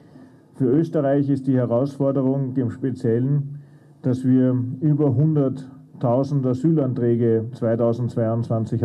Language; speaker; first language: German; native; German